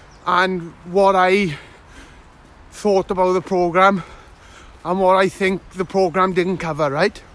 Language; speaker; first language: English; native; English